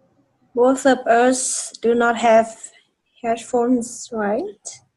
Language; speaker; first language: English; non-native, fluent; Vietnamese